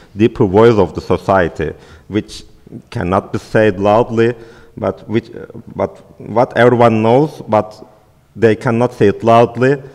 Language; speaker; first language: English; non-native, fluent; Turkish